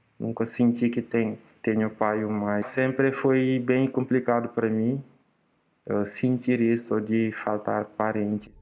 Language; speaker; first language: Portuguese; non-native, fluent; Wolof